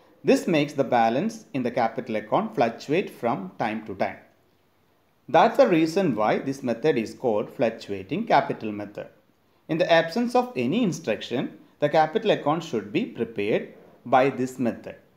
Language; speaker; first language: English; non-native, local second language; Malayalam